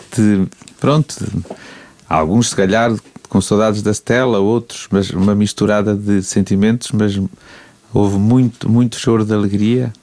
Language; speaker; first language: Portuguese; native; Portuguese